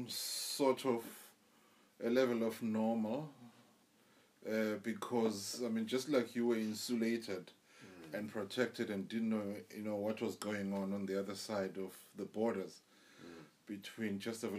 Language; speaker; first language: English; non-native, local second language; Zulu